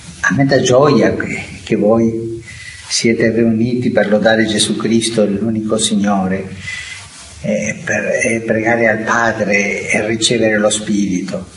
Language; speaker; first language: Italian; non-native, fluent; Spanish